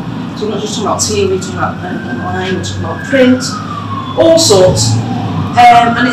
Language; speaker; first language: English; native; English